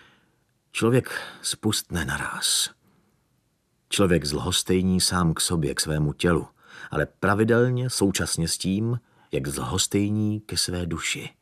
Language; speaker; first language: Czech; native; Czech